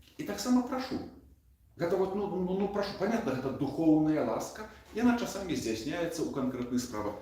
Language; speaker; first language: Belarusian; native; Belarusian